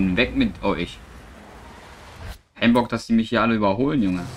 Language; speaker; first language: German; native; German